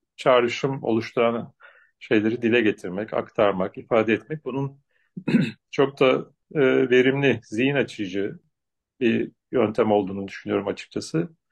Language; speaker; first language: Turkish; native; Turkish